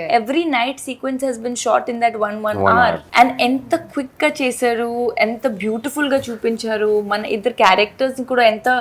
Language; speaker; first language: Telugu; non-native, fluent; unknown